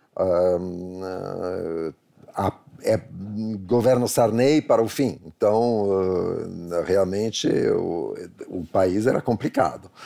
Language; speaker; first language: Portuguese; non-native, fluent; Italian